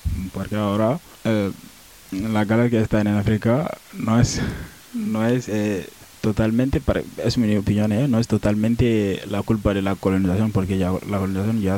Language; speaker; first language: Spanish; non-native, learner; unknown